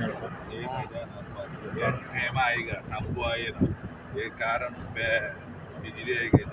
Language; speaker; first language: Hindi; non-native, learner; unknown